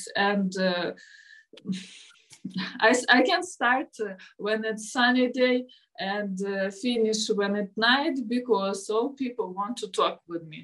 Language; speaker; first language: English; non-native, learner; Ukrainian